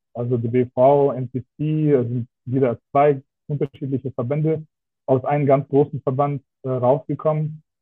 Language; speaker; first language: German; non-native, fluent; Russian